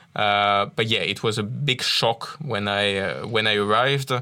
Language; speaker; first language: English; non-native, fluent; French